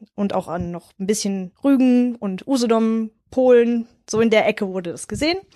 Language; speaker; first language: German; native; German